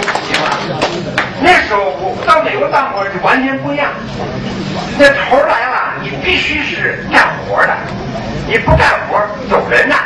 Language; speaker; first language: Chinese; early bilingual, other home language; English